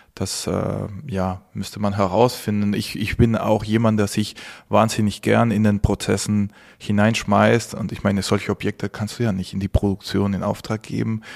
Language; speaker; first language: German; non-native, fluent; Spanish